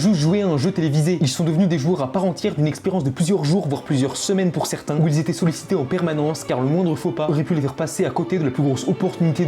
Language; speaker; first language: French; native; French